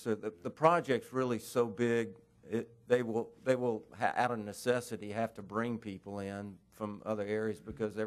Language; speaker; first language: English; native; English